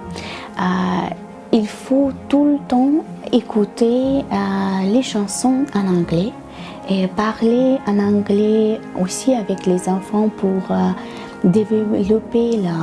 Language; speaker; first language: French; non-native, fluent; Russian